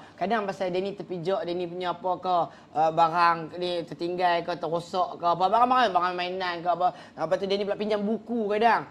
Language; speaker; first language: Malay; native; Malay